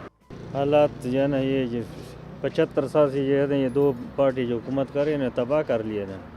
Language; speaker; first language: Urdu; non-native, local second language; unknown